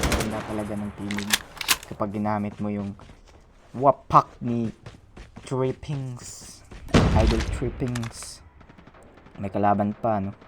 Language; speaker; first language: Filipino; non-native, local second language; Cebuano